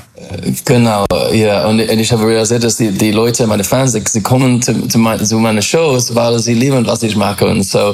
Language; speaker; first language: German; non-native, learner; English